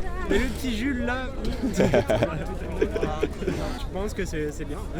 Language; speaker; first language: French; native; French